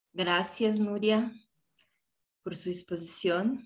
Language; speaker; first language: Spanish; non-native, learner; Portuguese